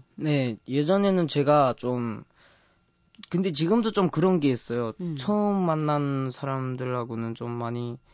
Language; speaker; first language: Korean; early bilingual, heritage; Korean